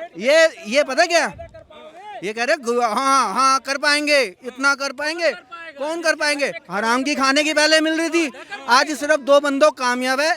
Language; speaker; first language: Hindi; native; Hindi